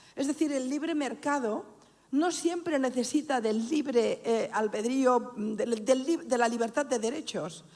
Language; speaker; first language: Spanish; non-native, local second language; Catalan